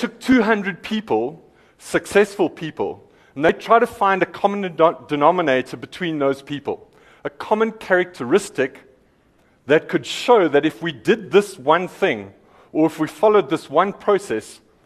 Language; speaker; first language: English; native; English